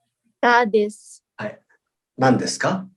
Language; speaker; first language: Japanese; non-native, fluent; Nepali